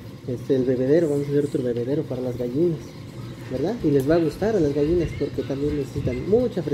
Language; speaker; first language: Spanish; native; Spanish